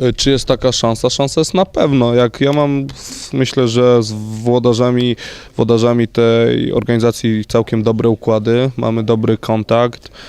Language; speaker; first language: Polish; native; Polish